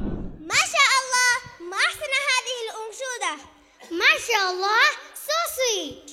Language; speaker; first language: Arabic; non-native, learner; Bangla